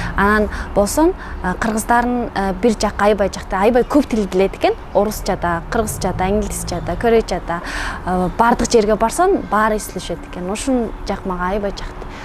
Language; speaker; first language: Kyrgyz; non-native, learner; Mongolian